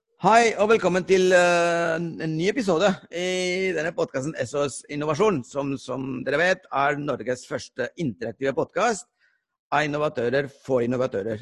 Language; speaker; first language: Norwegian; non-native, fluent; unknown